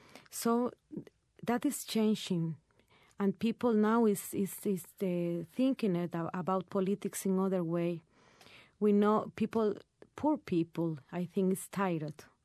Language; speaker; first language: English; non-native, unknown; Spanish